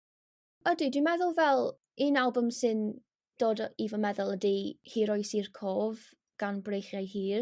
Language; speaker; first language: Welsh; non-native, local second language; English